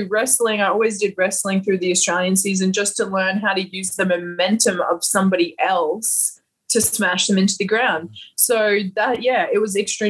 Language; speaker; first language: English; native; English